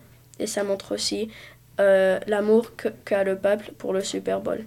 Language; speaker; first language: French; early bilingual, heritage; French